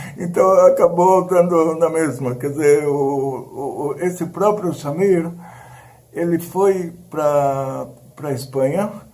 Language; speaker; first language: Portuguese; early bilingual, other home language; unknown